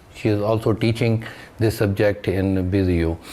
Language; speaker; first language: English; non-native, local second language; Urdu